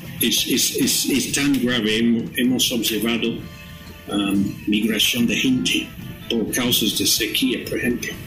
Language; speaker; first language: Spanish; non-native, fluent; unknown